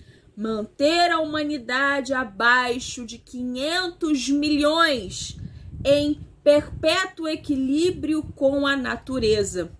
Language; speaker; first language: Portuguese; native; Portuguese